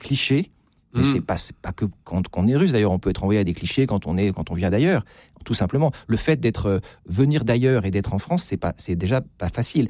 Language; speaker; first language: French; native; French